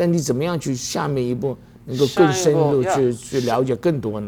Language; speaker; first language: Chinese; native; Chinese